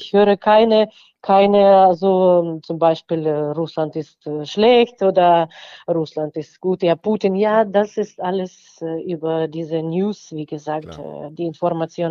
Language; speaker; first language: German; non-native, fluent; Ukrainian